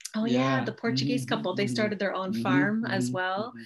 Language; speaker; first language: English; native; English